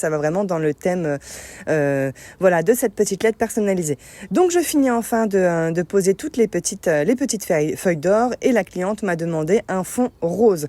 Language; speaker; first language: French; native; French